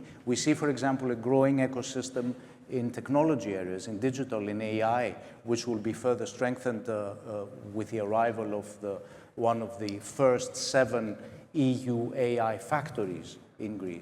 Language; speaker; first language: English; non-native, local second language; Greek